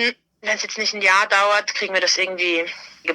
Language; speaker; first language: German; native; German